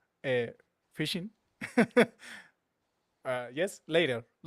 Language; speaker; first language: English; non-native, learner; Spanish